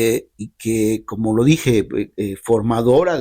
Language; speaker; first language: Spanish; native; Spanish